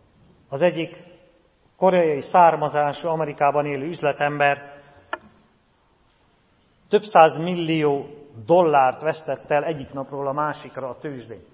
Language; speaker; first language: Hungarian; native; Hungarian